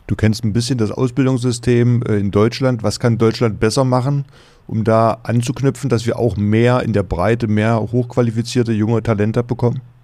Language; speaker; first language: German; native; German